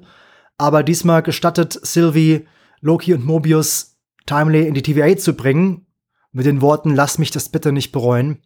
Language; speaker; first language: German; native; German